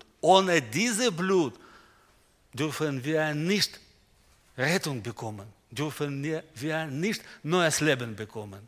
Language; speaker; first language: German; non-native, learner; Russian